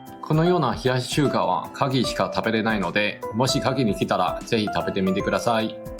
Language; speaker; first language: Japanese; non-native, fluent; Chinese